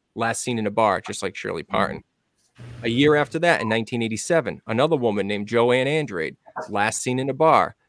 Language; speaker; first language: English; native; English